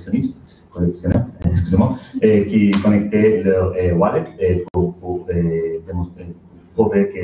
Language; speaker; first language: French; non-native, learner; Spanish